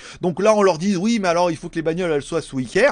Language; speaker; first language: French; native; French